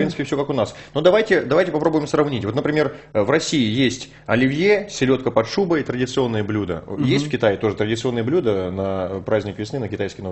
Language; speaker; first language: Russian; native; Russian